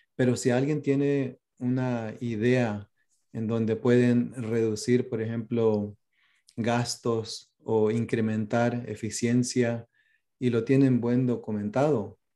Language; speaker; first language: Spanish; early bilingual, heritage; Spanish